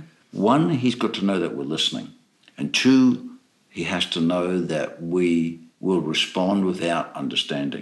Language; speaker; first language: English; native; English